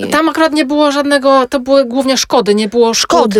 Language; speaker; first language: Polish; native; Polish